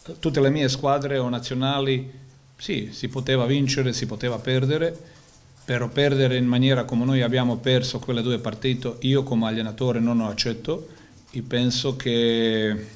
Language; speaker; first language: Italian; non-native, fluent; Croatian